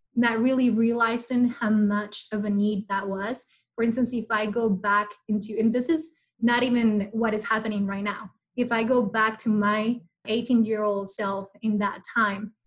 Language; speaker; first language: English; non-native, fluent; Spanish